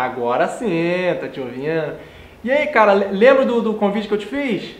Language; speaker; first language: Portuguese; native; Portuguese